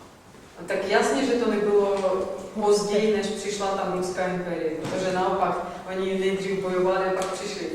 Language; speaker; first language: Czech; non-native, fluent; Russian